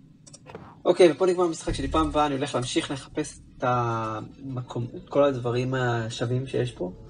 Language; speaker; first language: Hebrew; native; Hebrew